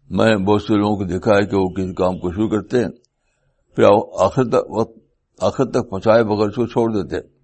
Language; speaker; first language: Urdu; native; Urdu